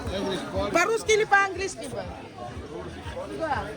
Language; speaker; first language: Russian; non-native, learner; Turkish